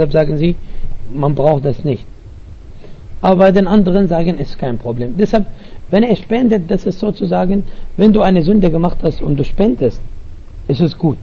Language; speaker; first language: German; non-native, learner; Arabic